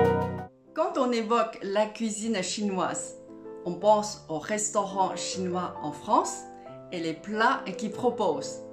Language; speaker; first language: French; non-native, fluent; Chinese